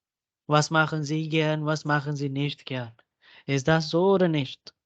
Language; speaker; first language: German; non-native, fluent; Urdu